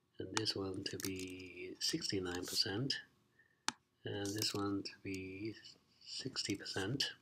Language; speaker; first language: English; non-native, fluent; Chinese